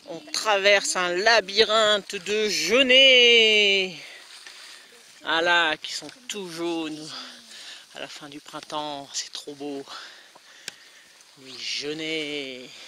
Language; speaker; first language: French; native; French